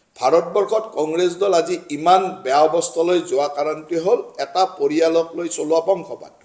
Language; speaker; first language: Assamese; native; Assamese